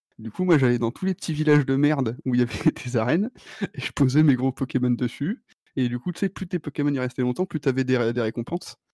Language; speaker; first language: French; native; French